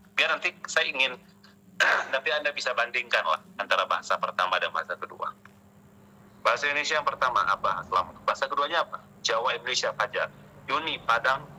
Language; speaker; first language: Indonesian; non-native, local second language; Achinese